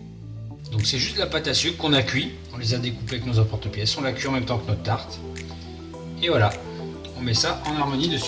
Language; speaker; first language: French; native; French